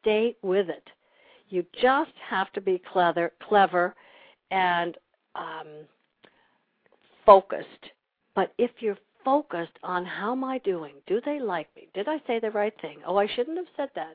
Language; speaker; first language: English; native; English